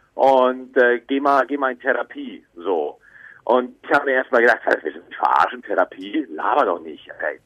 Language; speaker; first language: German; native; German